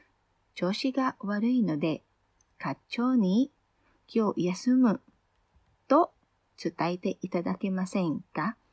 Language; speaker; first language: Japanese; non-native, fluent; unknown